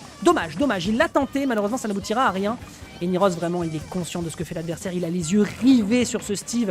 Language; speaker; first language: French; native; French